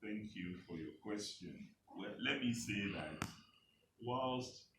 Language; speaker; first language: English; non-native, local second language; Yoruba